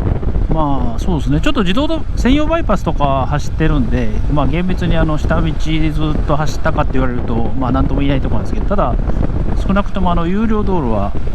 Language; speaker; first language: Japanese; native; Japanese